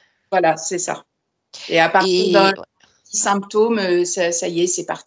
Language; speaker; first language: French; native; French